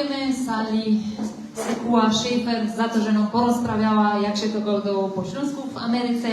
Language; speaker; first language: Polish; native; Polish